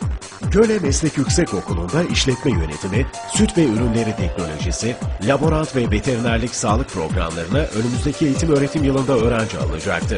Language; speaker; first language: Turkish; native; Turkish